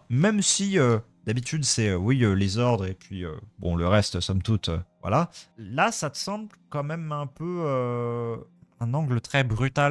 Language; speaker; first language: French; native; French